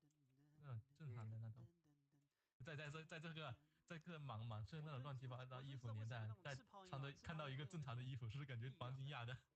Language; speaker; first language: Chinese; native; Chinese